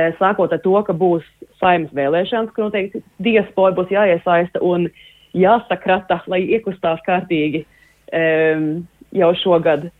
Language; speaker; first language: Latvian; early bilingual, heritage; Latvian